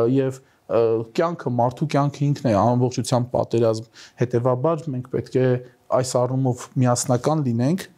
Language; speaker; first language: Armenian; native; Armenian